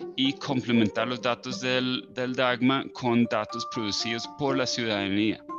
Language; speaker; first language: Spanish; non-native, fluent; English